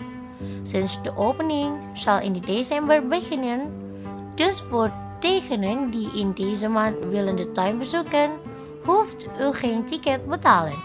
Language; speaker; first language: Dutch; non-native, fluent; Indonesian